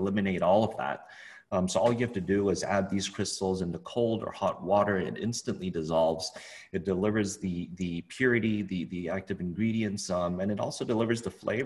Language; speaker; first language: English; non-native, local second language; Cantonese